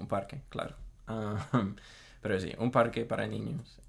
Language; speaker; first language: Spanish; non-native, fluent; English